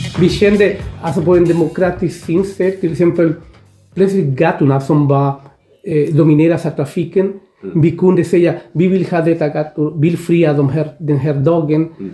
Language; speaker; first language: Swedish; non-native, fluent; Spanish